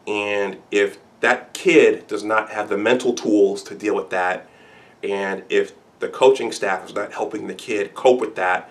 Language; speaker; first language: English; native; English